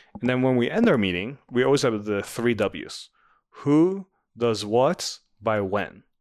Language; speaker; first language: English; non-native, fluent; Vietnamese